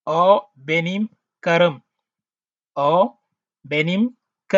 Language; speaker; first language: Turkish; non-native, learner; Wolof